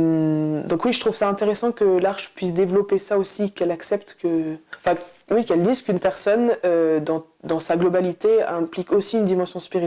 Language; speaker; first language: French; native; French